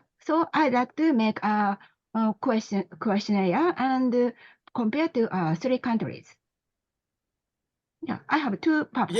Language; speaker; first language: English; non-native, learner; Japanese